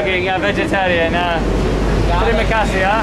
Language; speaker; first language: Indonesian; non-native, learner; English